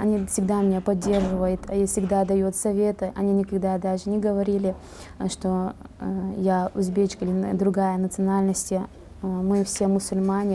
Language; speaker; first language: Russian; non-native, fluent; Uzbek